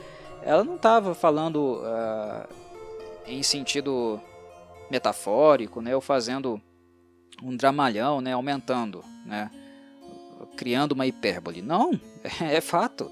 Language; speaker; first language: Portuguese; native; Portuguese